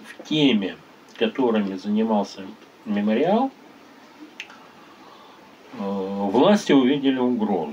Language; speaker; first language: Russian; native; Russian